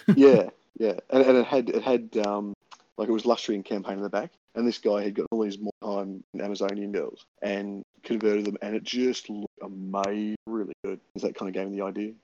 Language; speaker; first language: English; native; English